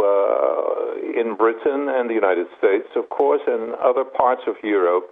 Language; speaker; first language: English; non-native, fluent; Dutch